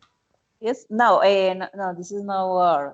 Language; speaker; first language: English; non-native, learner; Spanish